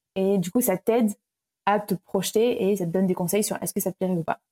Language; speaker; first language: French; early bilingual, other home language; Romanian